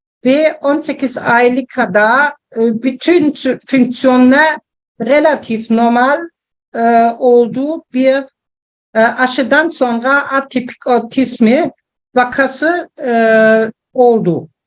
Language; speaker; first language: Turkish; non-native, learner; German